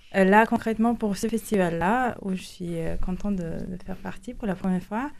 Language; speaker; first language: French; non-native, fluent; Latvian